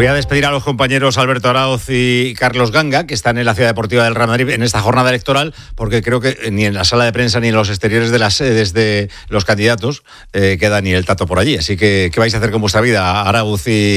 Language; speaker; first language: Spanish; native; Spanish